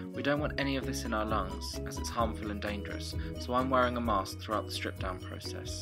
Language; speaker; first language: English; native; English